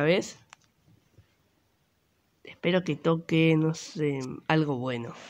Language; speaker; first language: Spanish; native; Spanish